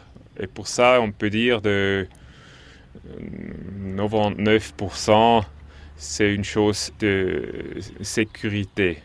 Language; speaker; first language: French; non-native, local second language; German